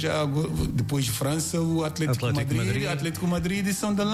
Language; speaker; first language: Portuguese; non-native, learner; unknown